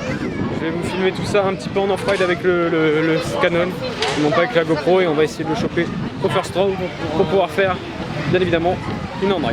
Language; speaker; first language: French; native; French